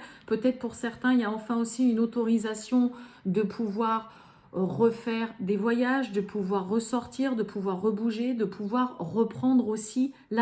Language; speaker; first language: French; native; French